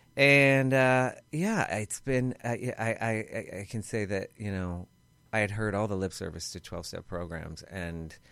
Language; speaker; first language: English; native; English